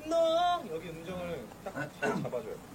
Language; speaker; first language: Korean; native; Korean